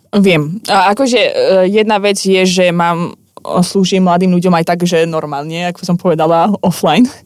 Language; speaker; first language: Slovak; non-native, fluent; Russian